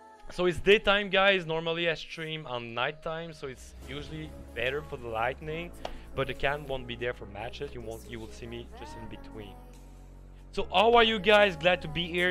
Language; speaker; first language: English; non-native, fluent; French